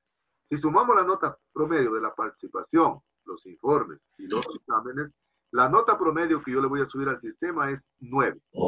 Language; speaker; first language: Spanish; native; Spanish